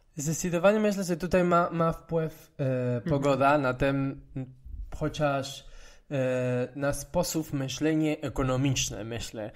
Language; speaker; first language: Polish; non-native, fluent; Spanish